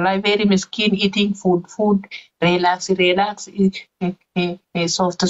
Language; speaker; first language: English; non-native, learner; Arabic